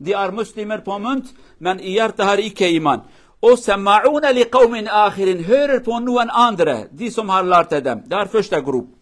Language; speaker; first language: Norwegian; non-native, learner; Kurdish